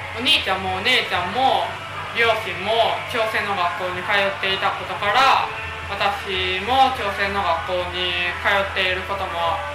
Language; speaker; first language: Japanese; native; Japanese